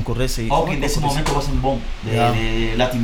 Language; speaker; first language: Dutch; non-native, learner; Spanish